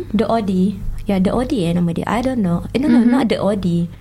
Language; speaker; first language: English; non-native, local second language; Malay